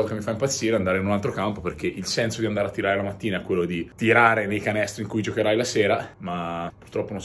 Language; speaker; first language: Italian; native; Italian